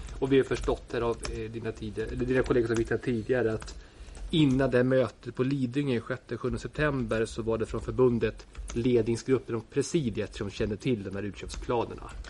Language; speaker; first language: Swedish; native; Swedish